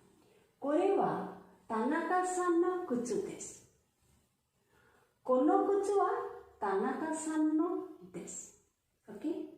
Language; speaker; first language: Japanese; non-native, fluent; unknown